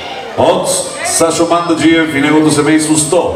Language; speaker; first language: Bulgarian; non-native, local second language; Turkish